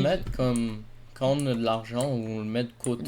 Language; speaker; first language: French; native; French